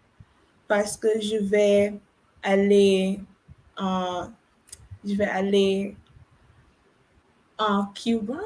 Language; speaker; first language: French; non-native, learner; English